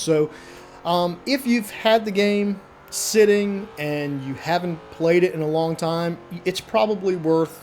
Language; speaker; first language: English; native; English